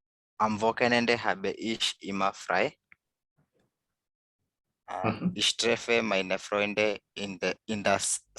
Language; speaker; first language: German; non-native, learner; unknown